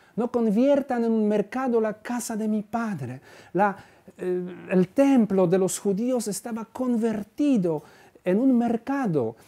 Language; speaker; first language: Spanish; non-native, fluent; Polish